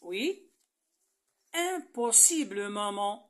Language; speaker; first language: French; non-native, local second language; Arabic